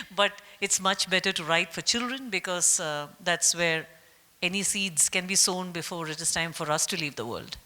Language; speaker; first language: English; non-native, local second language; Malayalam